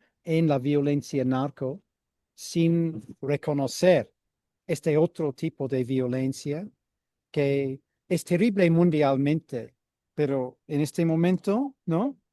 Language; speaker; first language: Spanish; non-native, fluent; English